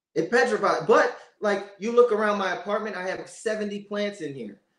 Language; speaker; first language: English; native; English